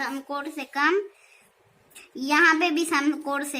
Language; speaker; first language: Hindi; native; Hindi